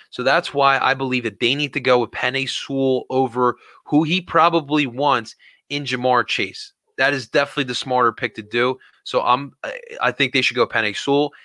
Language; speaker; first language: English; native; English